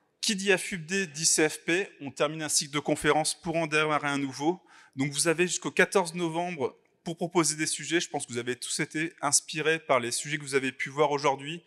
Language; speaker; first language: French; native; French